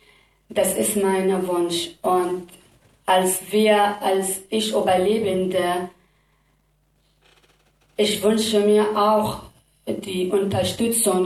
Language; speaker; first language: German; non-native, learner; Kurdish